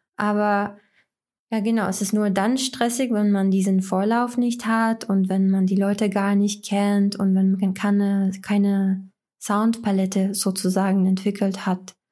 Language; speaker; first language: German; non-native, fluent; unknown